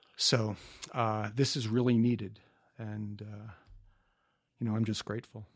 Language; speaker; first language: English; native; English